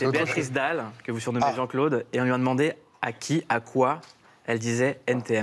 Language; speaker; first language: French; native; French